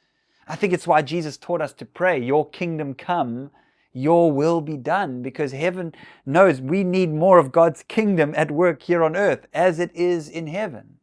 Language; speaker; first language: English; native; English